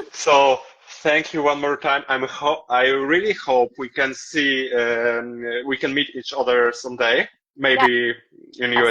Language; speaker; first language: English; non-native, learner; Polish